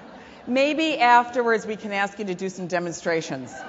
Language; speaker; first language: English; native; English